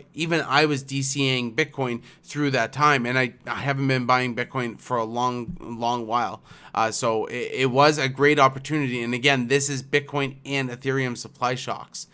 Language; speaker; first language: English; native; English